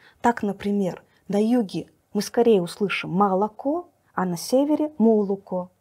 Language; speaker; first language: Russian; native; Russian